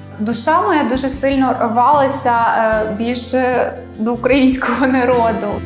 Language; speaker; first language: Ukrainian; non-native, local second language; Romanian